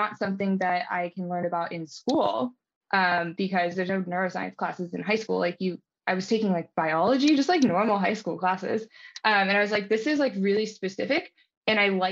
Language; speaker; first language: English; native; English